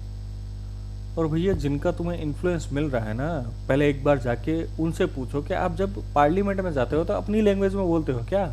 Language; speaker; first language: Hindi; native; Hindi